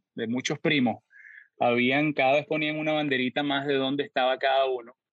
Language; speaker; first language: Spanish; native; Spanish